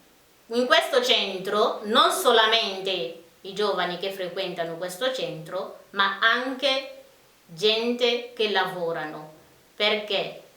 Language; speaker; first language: Italian; non-native, fluent; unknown